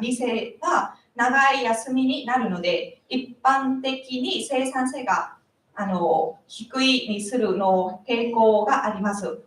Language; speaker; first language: Japanese; non-native, learner; Vietnamese